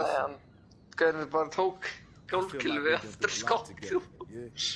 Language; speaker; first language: Icelandic; early bilingual, heritage; Icelandic